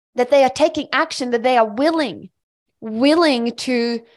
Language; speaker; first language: English; non-native, fluent; Swedish